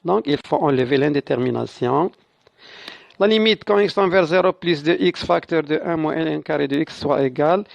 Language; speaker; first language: French; non-native, local second language; Arabic